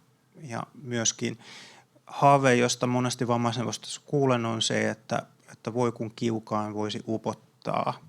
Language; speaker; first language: Finnish; native; Finnish